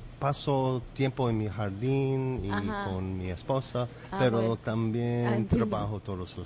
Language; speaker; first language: Spanish; non-native, learner; English